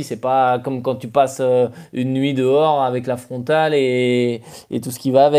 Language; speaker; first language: French; native; French